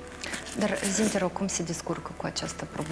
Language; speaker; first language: Romanian; native; Romanian